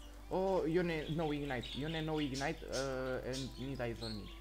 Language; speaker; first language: English; non-native, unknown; Romanian